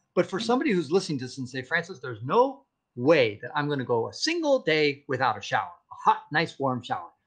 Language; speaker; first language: English; native; English